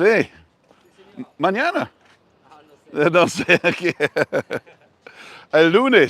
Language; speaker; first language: Spanish; non-native, learner; English